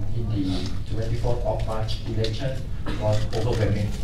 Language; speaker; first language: English; non-native, fluent; Thai